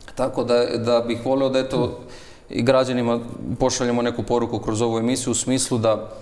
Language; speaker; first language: Serbian; native; Serbian